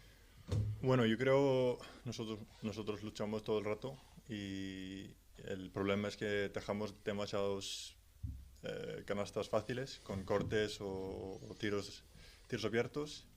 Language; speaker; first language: Spanish; non-native, learner; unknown